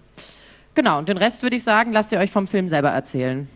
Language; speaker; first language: German; native; German